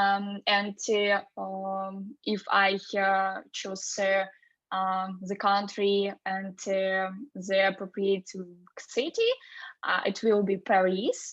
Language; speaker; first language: English; non-native, fluent; Russian